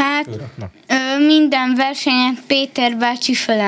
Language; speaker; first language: Hungarian; native; Hungarian